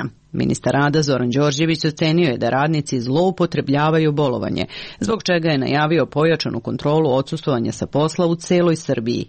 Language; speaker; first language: Serbian; native; Serbian